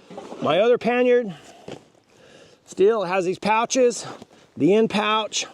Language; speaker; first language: English; native; English